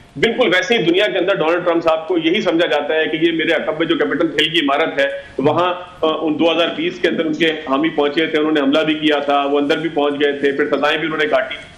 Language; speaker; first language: Urdu; non-native, local second language; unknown